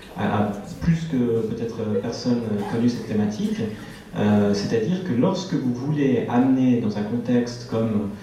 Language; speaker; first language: French; native; French